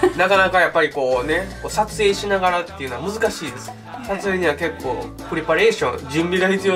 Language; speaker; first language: Japanese; native; Japanese